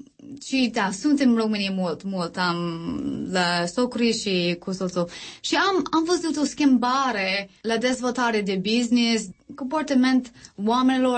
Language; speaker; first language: Romanian; non-native, learner; English